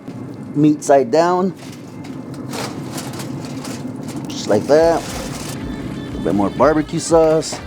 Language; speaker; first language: English; native; English